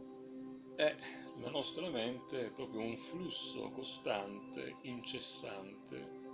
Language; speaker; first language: Italian; native; Italian